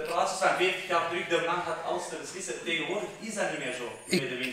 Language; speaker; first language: Dutch; non-native, fluent; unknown